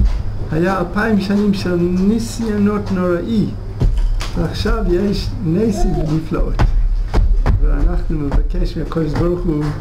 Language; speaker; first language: Hebrew; non-native, fluent; English